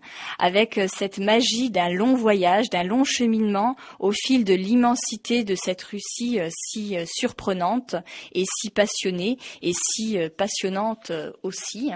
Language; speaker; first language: French; native; French